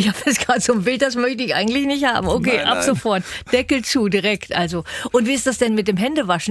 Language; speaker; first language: German; native; German